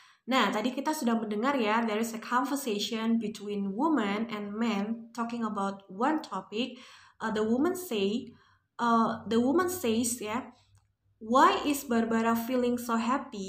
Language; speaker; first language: English; non-native, fluent; Indonesian